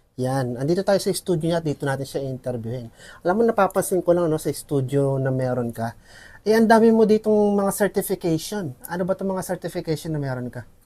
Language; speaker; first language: Filipino; non-native, local second language; Waray